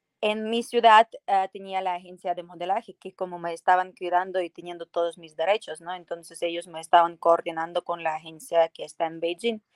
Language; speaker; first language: Spanish; non-native, fluent; Ukrainian